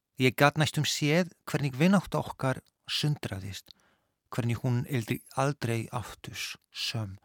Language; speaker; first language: Icelandic; non-native, fluent; Polish